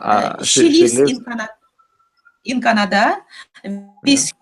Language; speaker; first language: English; non-native, learner; Russian